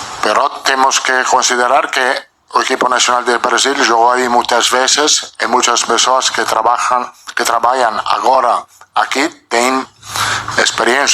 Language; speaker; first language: Portuguese; non-native, learner; Italian